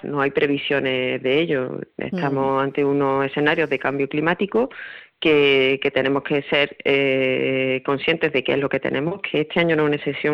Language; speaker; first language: Spanish; native; Spanish